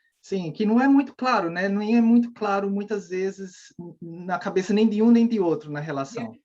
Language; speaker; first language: Portuguese; native; Portuguese